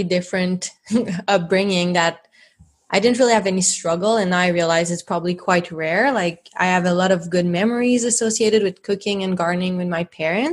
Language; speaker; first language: English; non-native, fluent; French